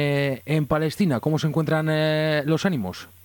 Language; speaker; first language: Spanish; native; Spanish